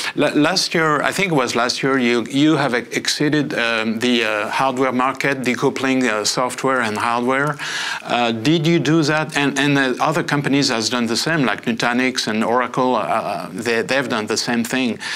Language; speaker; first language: English; non-native, fluent; French